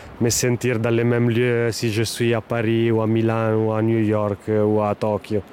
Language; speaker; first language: French; non-native, fluent; Italian